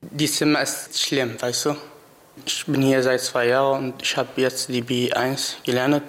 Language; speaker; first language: German; non-native, learner; Arabic